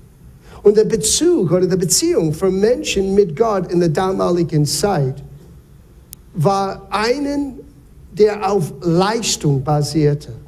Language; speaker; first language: German; non-native, fluent; English